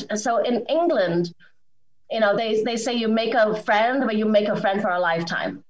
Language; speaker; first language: English; native; English